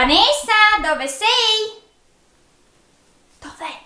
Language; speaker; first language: Italian; native; Italian